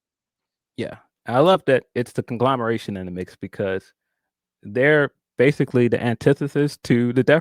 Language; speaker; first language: English; native; English